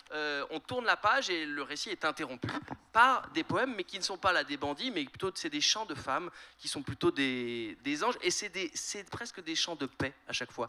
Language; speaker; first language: French; native; French